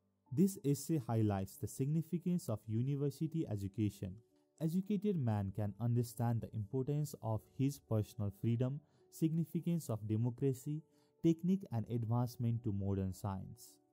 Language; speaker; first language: English; non-native, local second language; Nepali